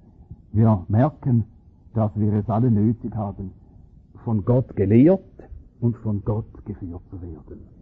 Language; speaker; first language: German; native; German